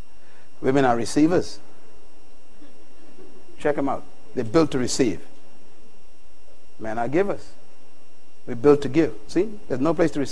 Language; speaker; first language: English; native; English